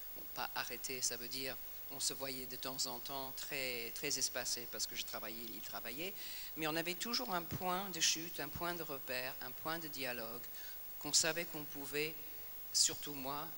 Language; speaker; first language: French; non-native, fluent; English